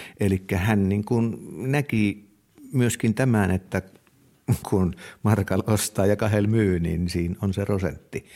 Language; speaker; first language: Finnish; native; Finnish